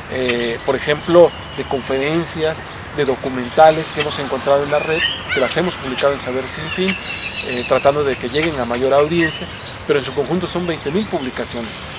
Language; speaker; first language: Spanish; native; Spanish